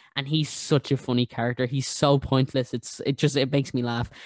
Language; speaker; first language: English; native; English